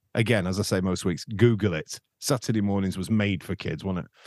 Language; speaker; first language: English; native; English